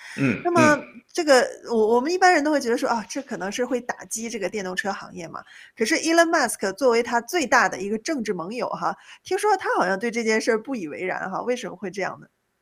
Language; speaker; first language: Chinese; native; Chinese